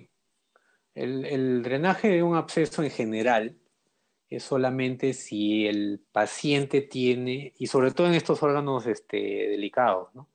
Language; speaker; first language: Spanish; native; Spanish